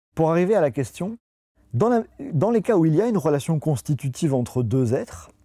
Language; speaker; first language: French; native; French